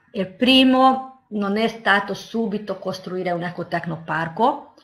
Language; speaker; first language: Italian; non-native, fluent; Hungarian